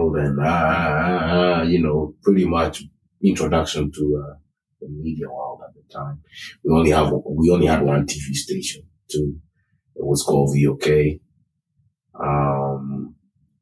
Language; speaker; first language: English; non-native, local second language; Kikuyu